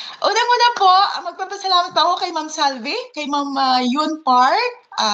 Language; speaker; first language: Filipino; non-native, local second language; Hiligaynon